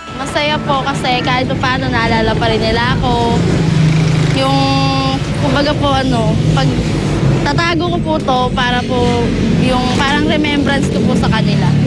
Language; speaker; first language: Filipino; native; Filipino